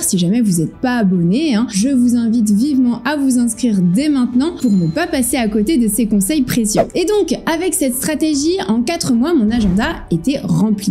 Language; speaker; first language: French; native; French